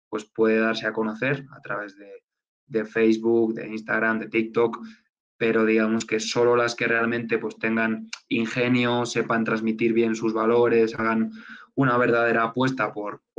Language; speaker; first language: Spanish; native; Spanish